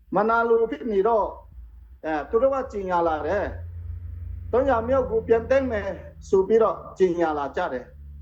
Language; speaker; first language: Burmese; non-native, local second language; Tedim Chin